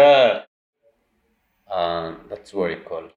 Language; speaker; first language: English; non-native, learner; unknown